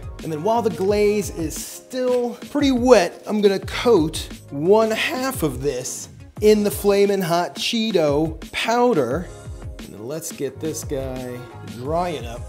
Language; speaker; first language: English; native; English